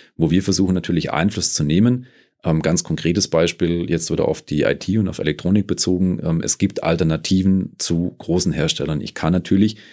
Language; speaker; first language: German; native; German